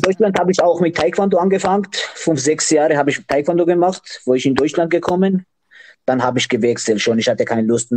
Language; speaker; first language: German; non-native, learner; Georgian